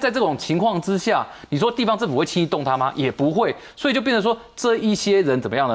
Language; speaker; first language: Chinese; native; Chinese